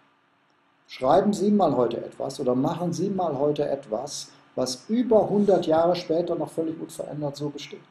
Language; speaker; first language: German; native; German